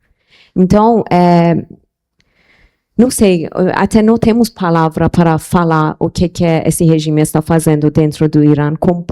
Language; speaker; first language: Portuguese; non-native, fluent; Persian